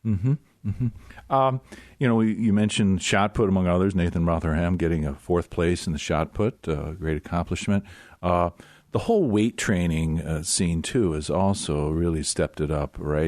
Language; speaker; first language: English; native; English